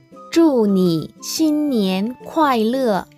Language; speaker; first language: Chinese; non-native, fluent; Korean